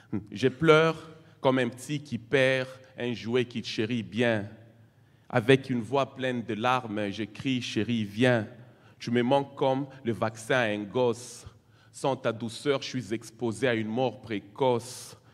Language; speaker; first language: French; non-native, local second language; Swahili